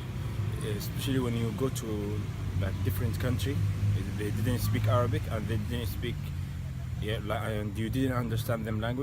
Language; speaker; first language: English; non-native, learner; Arabic